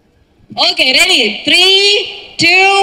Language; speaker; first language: Tamil; native; Tamil